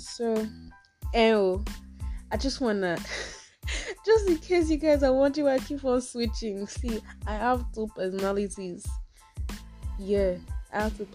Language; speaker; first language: English; non-native, local second language; Yoruba